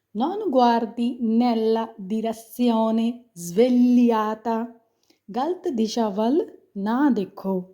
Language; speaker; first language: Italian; non-native, fluent; Punjabi